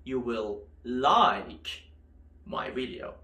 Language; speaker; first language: English; non-native, fluent; Persian